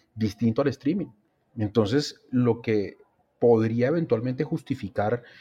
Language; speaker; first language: Spanish; native; Spanish